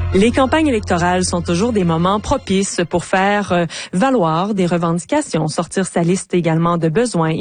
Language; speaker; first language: French; native; French